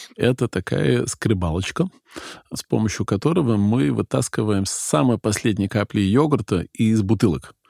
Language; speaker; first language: Russian; non-native, fluent; Dutch